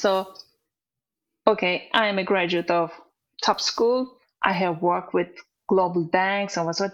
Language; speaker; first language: English; non-native, fluent; Turkish